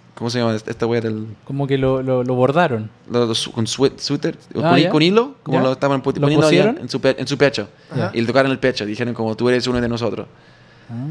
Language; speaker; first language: Spanish; non-native, fluent; English